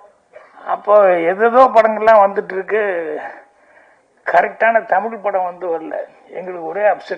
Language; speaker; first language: Tamil; native; Tamil